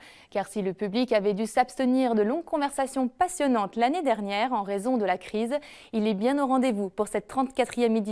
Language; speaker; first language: French; native; French